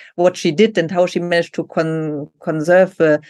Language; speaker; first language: English; non-native, fluent; German